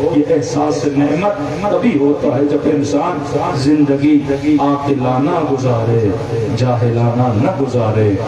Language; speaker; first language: Urdu; non-native, local second language; Sindhi